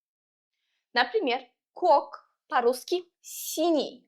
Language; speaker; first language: Russian; non-native, local second language; Uzbek